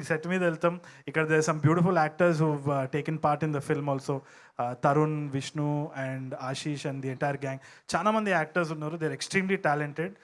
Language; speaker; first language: Telugu; native; Telugu